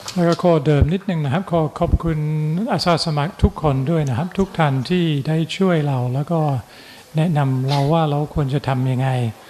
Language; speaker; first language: Thai; non-native, fluent; English